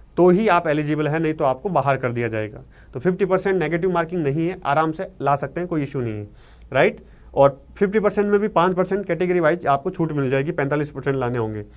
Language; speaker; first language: Hindi; native; Hindi